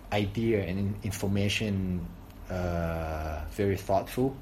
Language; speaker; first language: English; non-native, fluent; Thai